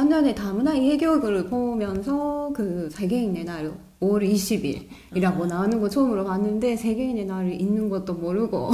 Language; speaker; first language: Korean; non-native, fluent; Japanese